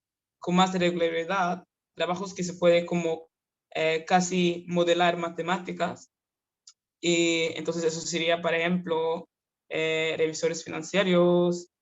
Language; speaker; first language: Spanish; non-native, fluent; Kinyarwanda